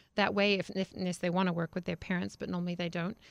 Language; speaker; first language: English; native; English